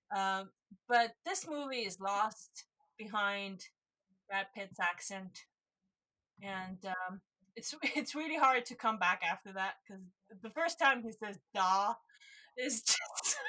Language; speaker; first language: English; non-native, fluent; Estonian